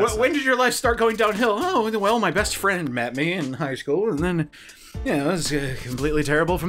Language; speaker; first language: English; native; English